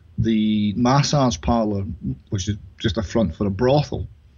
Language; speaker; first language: English; native; English